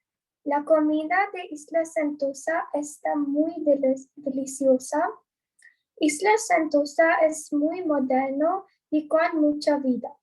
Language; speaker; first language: Spanish; non-native, learner; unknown